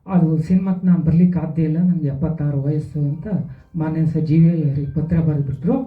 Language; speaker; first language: Kannada; native; Kannada